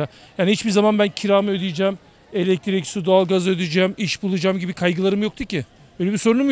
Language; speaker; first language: Turkish; native; Turkish